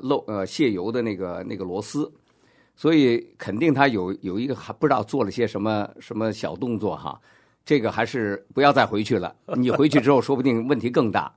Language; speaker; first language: Chinese; native; Chinese